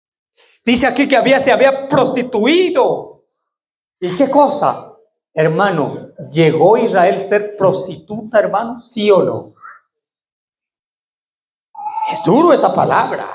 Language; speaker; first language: Spanish; native; Spanish